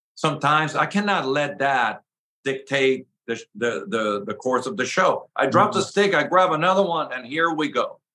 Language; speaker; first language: English; early bilingual, other home language; Spanish